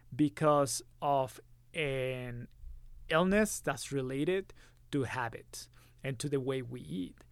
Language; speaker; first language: English; early bilingual, other home language; Spanish